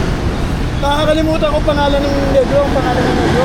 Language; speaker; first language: Filipino; native; Filipino